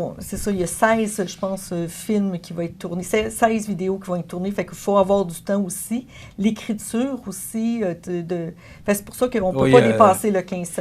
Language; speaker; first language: French; native; French